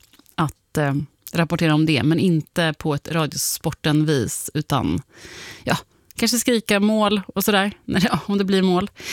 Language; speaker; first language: Swedish; native; Swedish